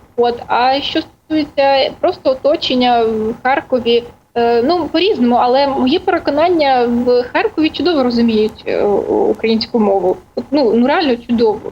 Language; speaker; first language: Ukrainian; non-native, local second language; Russian